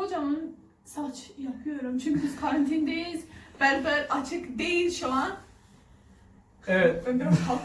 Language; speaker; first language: Turkish; non-native, learner; English